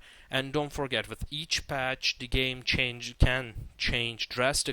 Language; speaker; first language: English; non-native, fluent; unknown